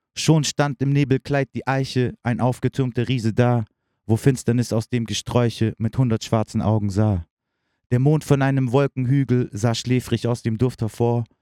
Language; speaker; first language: German; early bilingual, other home language; Turkish